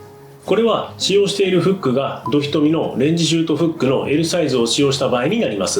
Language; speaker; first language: Japanese; native; Japanese